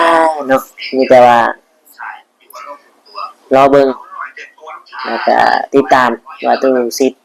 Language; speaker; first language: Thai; non-native, local second language; Lao